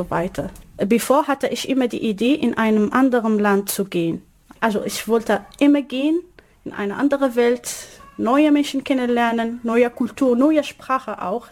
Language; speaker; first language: German; non-native, learner; Arabic